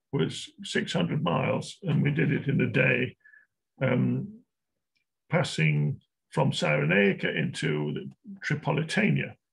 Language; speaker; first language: English; native; English